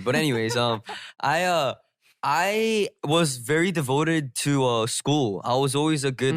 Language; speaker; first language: English; early bilingual, other home language; Korean